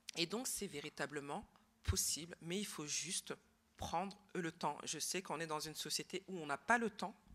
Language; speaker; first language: French; native; French